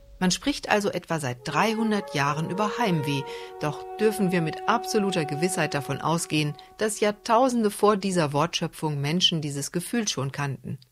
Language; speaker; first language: German; native; German